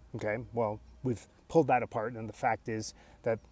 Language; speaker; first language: English; early bilingual, other home language; Spanish